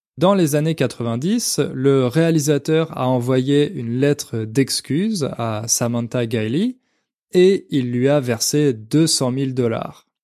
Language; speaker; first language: French; native; French